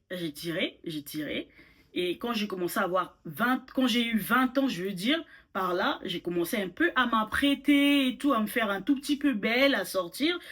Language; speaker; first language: French; non-native, local second language; Lingala